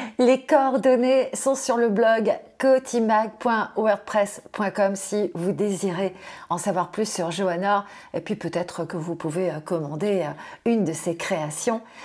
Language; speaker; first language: French; native; French